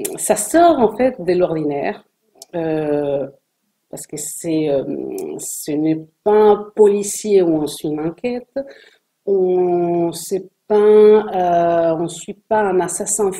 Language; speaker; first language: French; non-native, fluent; Spanish